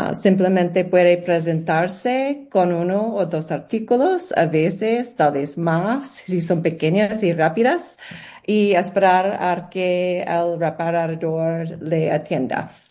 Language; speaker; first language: Spanish; non-native, learner; English